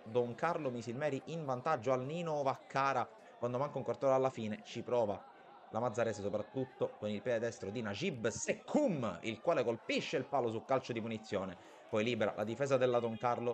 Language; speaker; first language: Italian; native; Italian